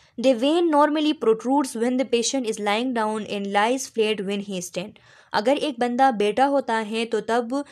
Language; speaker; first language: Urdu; non-native, local second language; Pashto